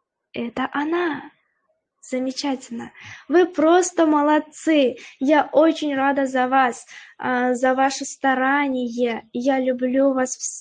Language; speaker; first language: Russian; non-native, local second language; Uzbek